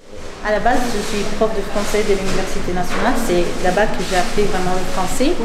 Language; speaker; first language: French; non-native, fluent; Spanish